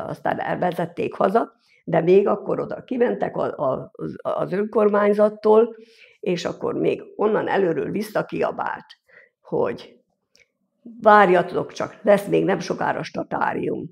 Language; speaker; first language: Hungarian; native; Hungarian